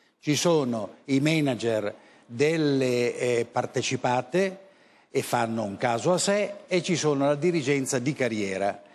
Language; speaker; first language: Italian; native; Italian